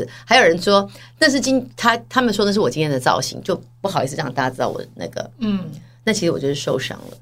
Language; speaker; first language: Chinese; native; Chinese